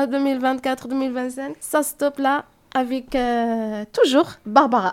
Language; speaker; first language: French; non-native, learner; Arabic